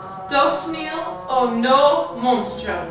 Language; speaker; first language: Spanish; non-native, learner; English